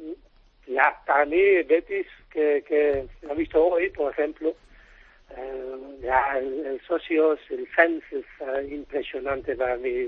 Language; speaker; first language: Spanish; non-native, learner; Dutch